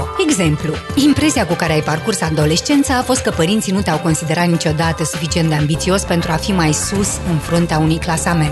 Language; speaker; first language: Romanian; native; Romanian